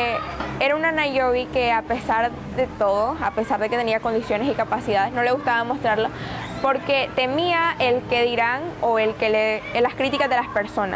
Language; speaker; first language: Spanish; native; Spanish